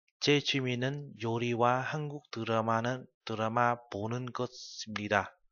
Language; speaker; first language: Korean; non-native, fluent; Vietnamese